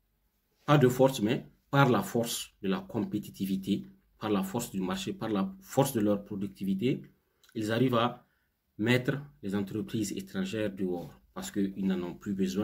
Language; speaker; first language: French; non-native, local second language; Hausa